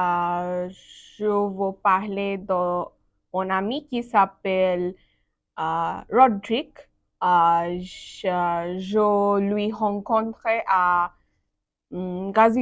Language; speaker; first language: French; non-native, learner; Bangla